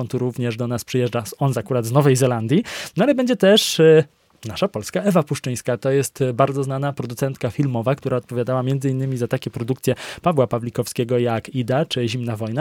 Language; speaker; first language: Polish; native; Polish